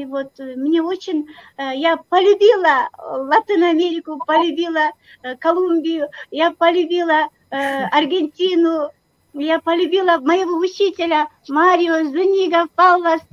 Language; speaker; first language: Russian; non-native, local second language; Kyrgyz